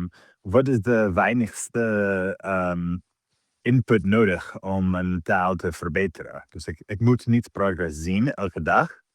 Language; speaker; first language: Dutch; non-native, learner; English